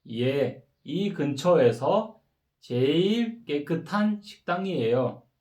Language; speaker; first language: Korean; non-native, fluent; Kyrgyz